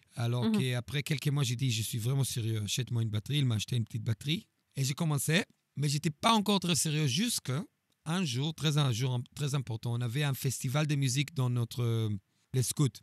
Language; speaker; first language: French; non-native, fluent; Hebrew